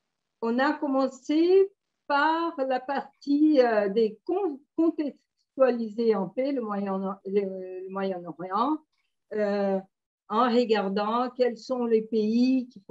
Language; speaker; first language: French; non-native, fluent; Portuguese